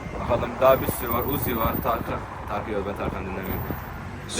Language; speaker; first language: Turkish; early bilingual, heritage; Turkish